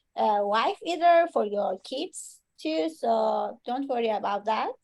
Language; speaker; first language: English; non-native, fluent; Persian